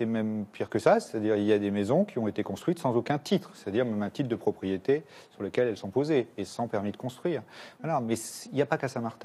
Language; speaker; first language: French; native; French